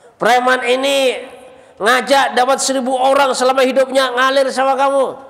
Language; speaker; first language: Indonesian; native; Indonesian